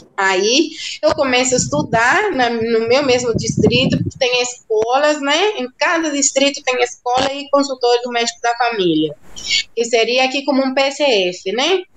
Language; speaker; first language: Portuguese; non-native, fluent; Spanish